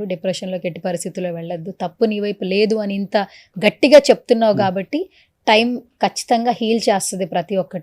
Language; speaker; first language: Telugu; native; Telugu